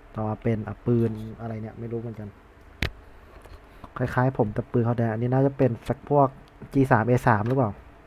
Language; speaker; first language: Thai; native; Thai